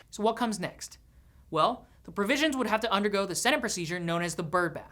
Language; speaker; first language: English; native; English